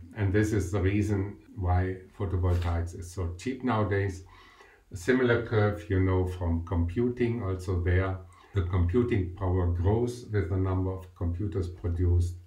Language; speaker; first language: English; non-native, fluent; German